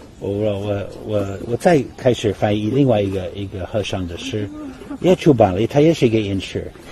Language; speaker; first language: Chinese; non-native, fluent; English